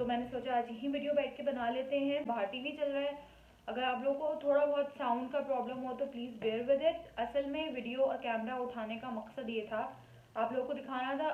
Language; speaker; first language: Urdu; native; Urdu